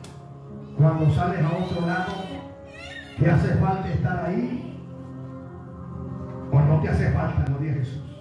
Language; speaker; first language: Spanish; native; Spanish